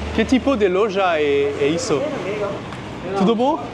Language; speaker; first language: Portuguese; non-native, learner; French